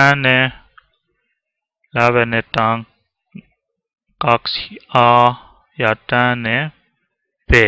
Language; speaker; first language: Finnish; non-native, learner; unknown